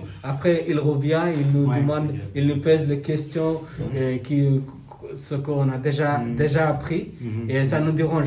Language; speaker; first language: French; non-native, learner; Bangla